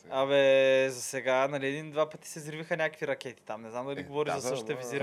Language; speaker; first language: Bulgarian; native; Bulgarian